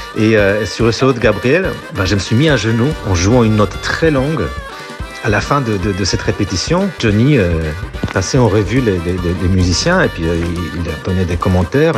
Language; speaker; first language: French; non-native, fluent; Polish